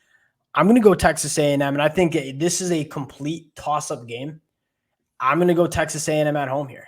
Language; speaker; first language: English; native; English